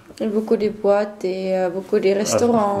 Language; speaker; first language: French; non-native, learner; Dutch